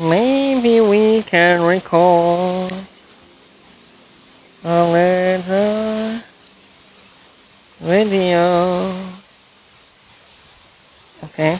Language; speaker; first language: English; non-native, fluent; German